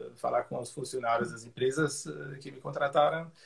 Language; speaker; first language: Portuguese; non-native, fluent; German